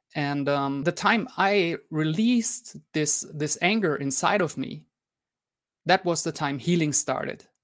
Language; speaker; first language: English; non-native, fluent; German